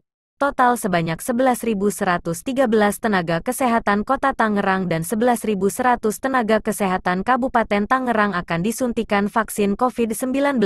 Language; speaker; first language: Indonesian; native; Indonesian